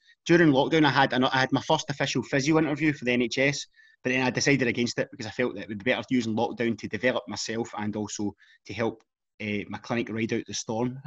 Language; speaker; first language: English; native; English